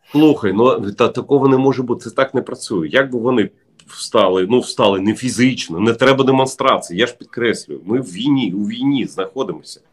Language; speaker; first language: Ukrainian; non-native, local second language; Russian